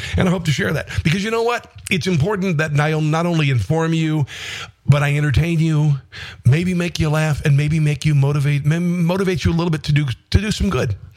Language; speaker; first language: English; native; English